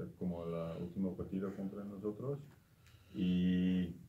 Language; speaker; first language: Spanish; non-native, learner; Dutch